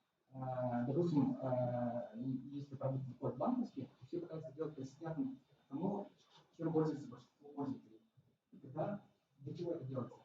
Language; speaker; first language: Russian; native; Russian